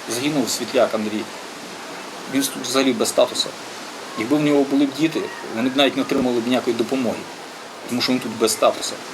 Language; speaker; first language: Ukrainian; native; Ukrainian